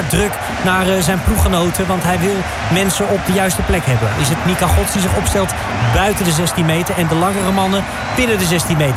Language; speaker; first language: Dutch; native; Dutch